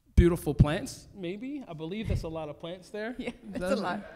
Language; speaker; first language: English; native; English